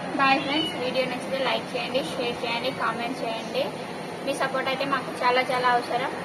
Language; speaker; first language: Telugu; native; Telugu